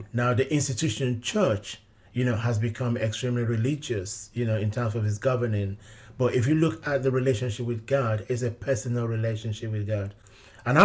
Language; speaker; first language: English; non-native, local second language; Yoruba